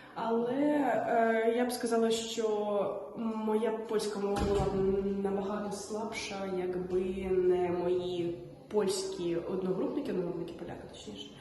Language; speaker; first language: Ukrainian; non-native, local second language; Russian